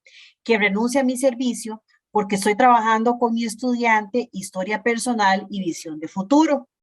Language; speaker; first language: Spanish; native; Spanish